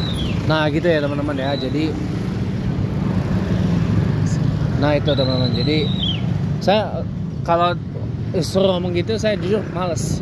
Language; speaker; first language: Indonesian; native; Indonesian